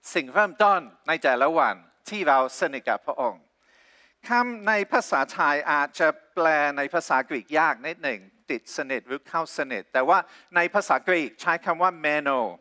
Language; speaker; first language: Thai; non-native, fluent; English